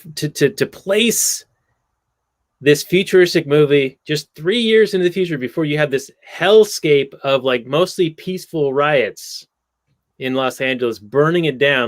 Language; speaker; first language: English; native; English